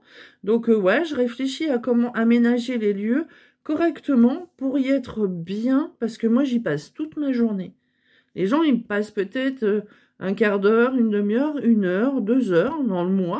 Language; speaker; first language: French; native; French